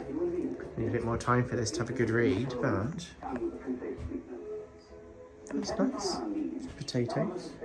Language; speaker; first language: English; native; English